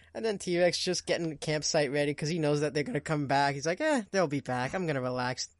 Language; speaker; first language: English; non-native, fluent; Portuguese